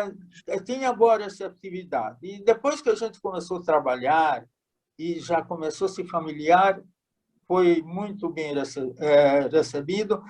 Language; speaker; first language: Portuguese; non-native, fluent; Hungarian